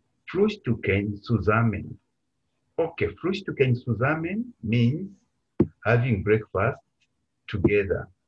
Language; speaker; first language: German; non-native, fluent; Bemba